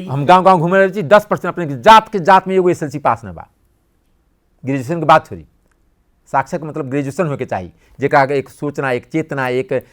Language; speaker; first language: Bhojpuri; non-native, local second language; Maithili